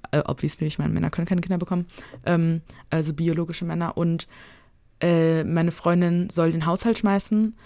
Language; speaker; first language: German; native; German